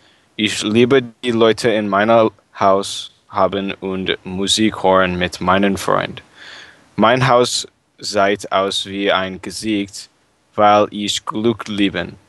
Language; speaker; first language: German; non-native, learner; English